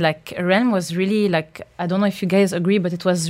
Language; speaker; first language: English; non-native, fluent; French